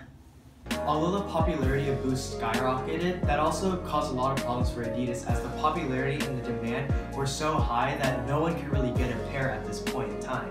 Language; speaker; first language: English; native; English